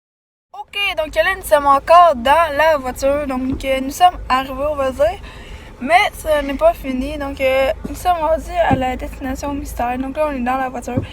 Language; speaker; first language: French; native; French